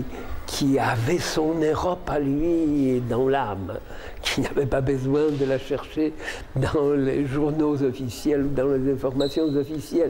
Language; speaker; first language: French; non-native, fluent; Polish